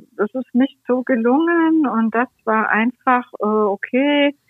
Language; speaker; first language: German; non-native, fluent; Danish